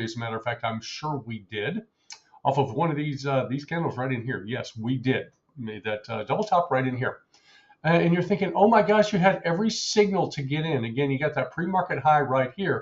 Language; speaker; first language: English; native; English